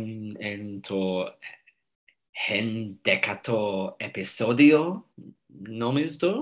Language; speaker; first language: Greek; non-native, fluent; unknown